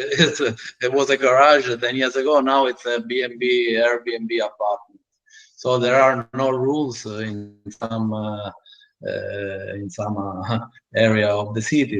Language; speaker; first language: English; non-native, learner; Italian